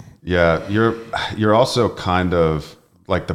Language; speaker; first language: English; native; English